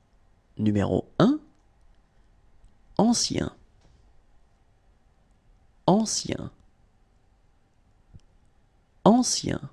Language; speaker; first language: French; native; French